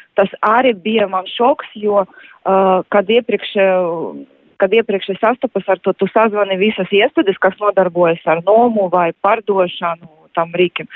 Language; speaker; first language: Latvian; non-native, local second language; Russian